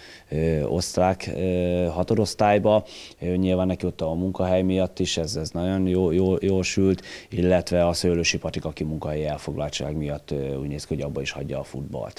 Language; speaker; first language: Hungarian; native; Hungarian